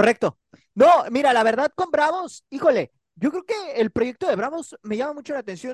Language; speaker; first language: Spanish; native; Spanish